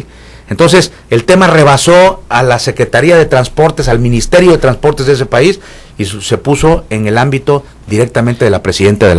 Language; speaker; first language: Spanish; native; Spanish